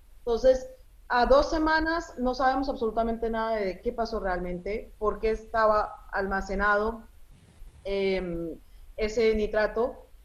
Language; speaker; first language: Spanish; early bilingual, other home language; Arabic